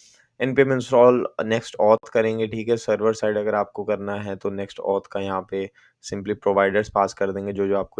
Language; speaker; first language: Hindi; native; Hindi